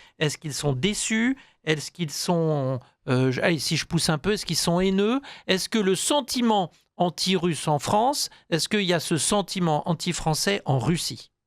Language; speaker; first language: French; native; French